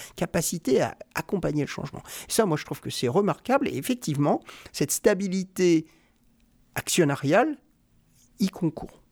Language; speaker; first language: French; native; French